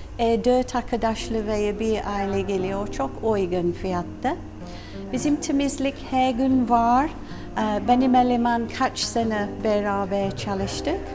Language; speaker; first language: Turkish; non-native, learner; English